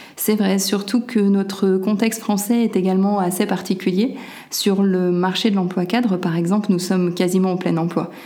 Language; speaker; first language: French; native; French